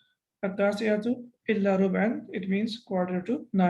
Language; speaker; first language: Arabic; non-native, fluent; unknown